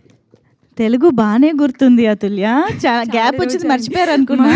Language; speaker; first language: Telugu; native; Telugu